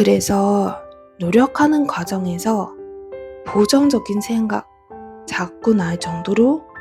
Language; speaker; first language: Korean; non-native, fluent; Vietnamese